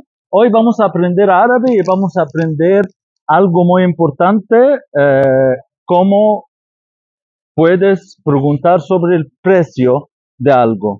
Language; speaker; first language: Spanish; non-native, fluent; Arabic